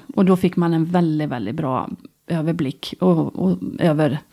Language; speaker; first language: Swedish; native; Swedish